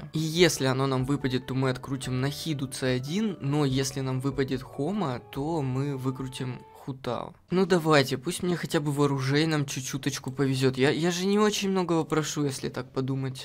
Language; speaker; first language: Russian; native; Russian